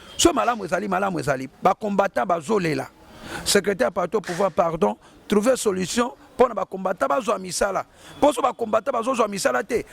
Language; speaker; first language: Lingala; native; Lingala